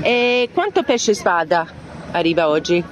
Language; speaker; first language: Italian; non-native, learner; English